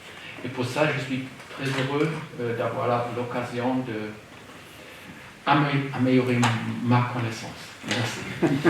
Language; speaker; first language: French; non-native, fluent; German